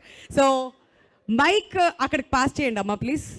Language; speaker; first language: Telugu; native; Telugu